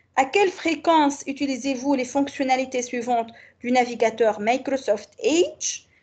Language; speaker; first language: French; non-native, local second language; Arabic